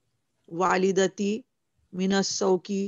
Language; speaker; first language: Arabic; non-native, learner; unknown